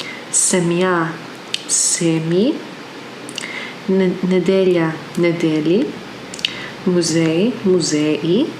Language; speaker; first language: Russian; non-native, learner; English